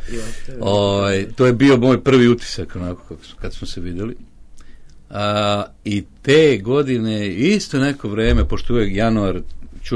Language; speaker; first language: Serbian; native; Serbian